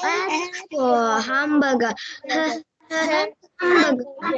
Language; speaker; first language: English; non-native, learner; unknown